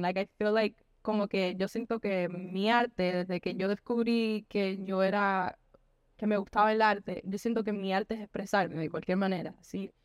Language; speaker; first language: Spanish; early bilingual, heritage; Spanish